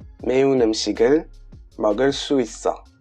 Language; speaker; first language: Korean; non-native, fluent; French